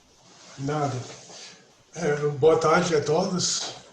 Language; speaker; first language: Portuguese; non-native, fluent; English